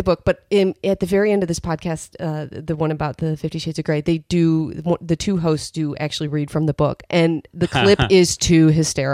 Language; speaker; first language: English; native; English